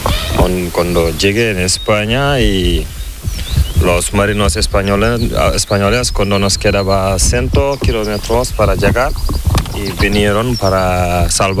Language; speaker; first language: Spanish; non-native, learner; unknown